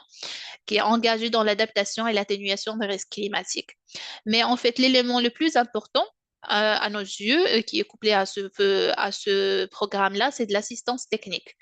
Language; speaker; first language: French; non-native, local second language; Arabic